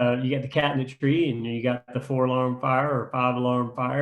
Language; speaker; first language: English; native; English